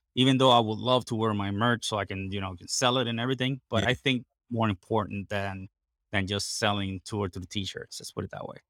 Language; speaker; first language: English; non-native, fluent; Spanish